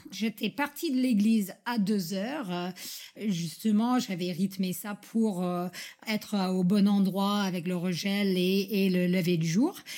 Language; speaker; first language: French; non-native, fluent; English